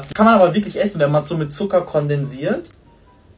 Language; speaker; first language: German; early bilingual, other home language; Turkish